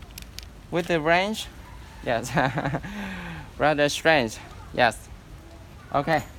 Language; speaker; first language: English; non-native, learner; Vietnamese